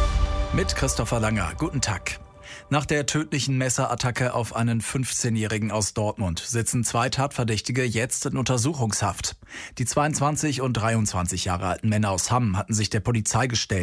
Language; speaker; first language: German; native; German